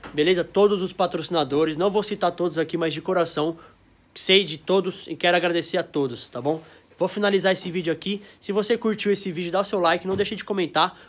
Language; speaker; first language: Portuguese; native; Portuguese